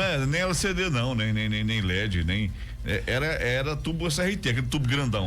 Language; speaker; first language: Portuguese; native; Portuguese